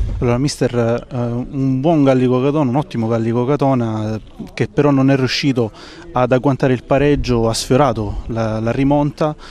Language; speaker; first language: Italian; native; Italian